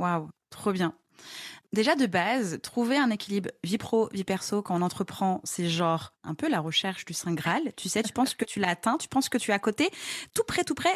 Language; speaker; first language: French; native; French